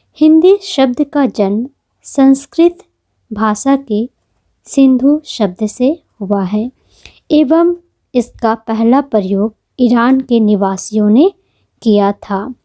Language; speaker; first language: Hindi; native; Hindi